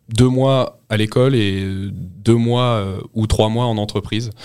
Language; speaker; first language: French; native; French